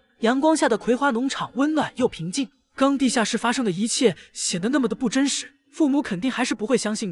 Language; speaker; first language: Chinese; native; Chinese